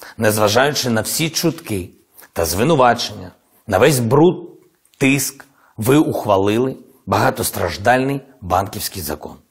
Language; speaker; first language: Ukrainian; non-native, local second language; Russian